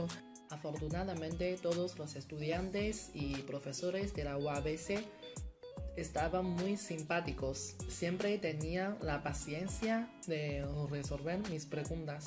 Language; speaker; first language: Spanish; non-native, fluent; Chinese